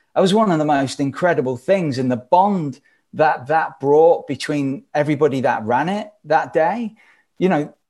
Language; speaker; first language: English; native; English